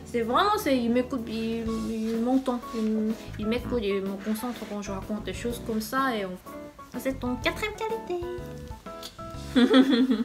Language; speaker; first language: French; non-native, fluent; Korean